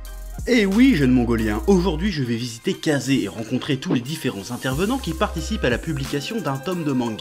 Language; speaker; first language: French; native; French